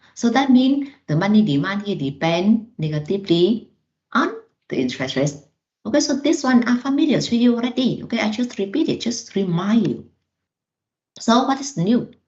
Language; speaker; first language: English; non-native, fluent; Vietnamese